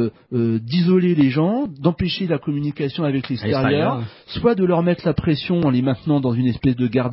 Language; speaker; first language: French; native; French